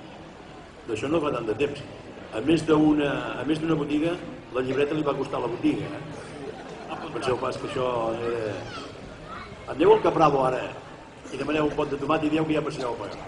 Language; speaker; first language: Catalan; native; Catalan